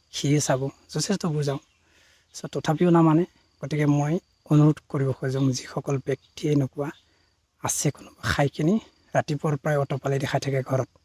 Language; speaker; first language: Assamese; non-native, local second language; Bodo